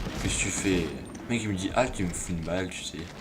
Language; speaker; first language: French; native; French